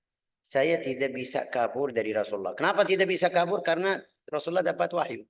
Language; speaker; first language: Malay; non-native, fluent; Arabic